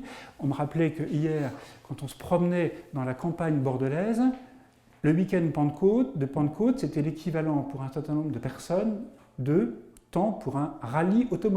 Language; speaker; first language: French; native; French